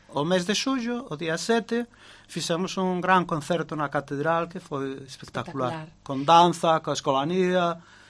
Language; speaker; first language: Galician; native; Galician